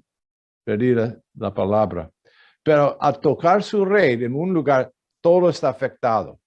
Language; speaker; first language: Spanish; non-native, fluent; English